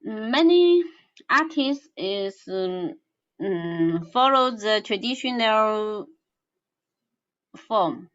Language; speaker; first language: English; non-native, learner; Chinese